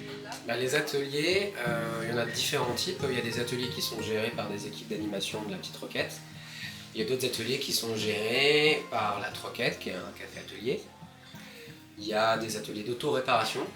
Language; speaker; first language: French; native; French